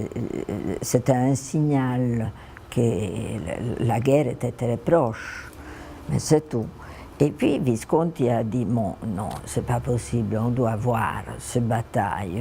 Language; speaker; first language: French; non-native, fluent; Italian